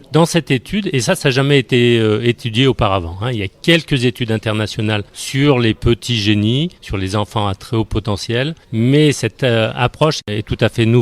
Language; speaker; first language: French; native; French